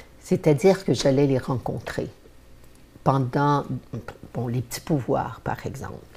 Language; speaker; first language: French; native; French